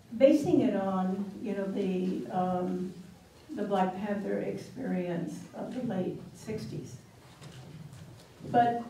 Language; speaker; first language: English; native; English